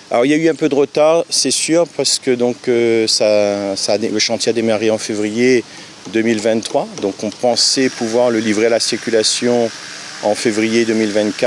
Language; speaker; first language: French; native; French